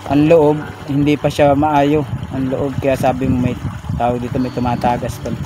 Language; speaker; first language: Filipino; non-native, local second language; Cebuano